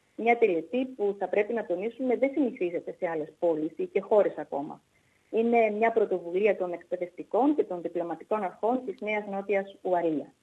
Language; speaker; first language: Greek; native; Greek